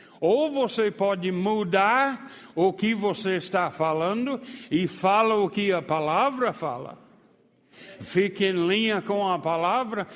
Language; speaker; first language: Portuguese; non-native, fluent; English